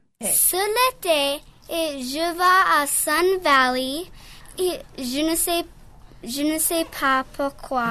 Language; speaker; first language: French; non-native, learner; English